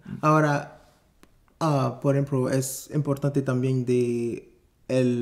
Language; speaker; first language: Spanish; non-native, fluent; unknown